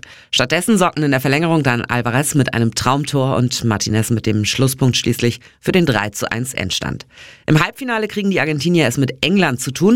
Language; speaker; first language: German; native; German